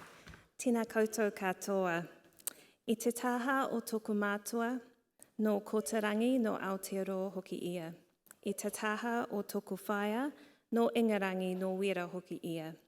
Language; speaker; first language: Māori; non-native, local second language; English